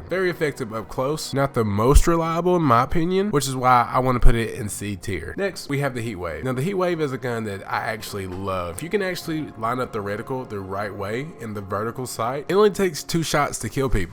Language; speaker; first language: English; native; English